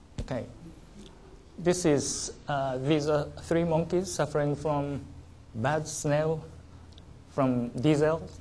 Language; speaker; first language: English; non-native, learner; Japanese